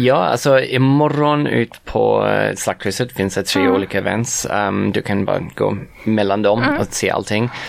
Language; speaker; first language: Swedish; non-native, fluent; English